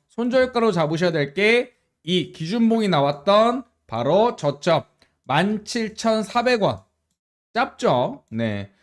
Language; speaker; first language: Korean; native; Korean